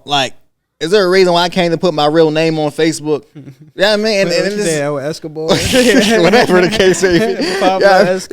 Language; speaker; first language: English; native; English